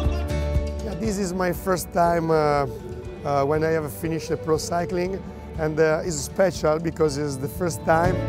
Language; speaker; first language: English; non-native, learner; Italian